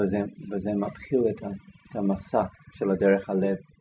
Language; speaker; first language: Hebrew; non-native, fluent; English